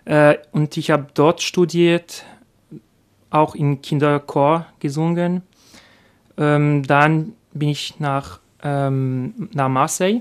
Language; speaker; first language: German; non-native, learner; French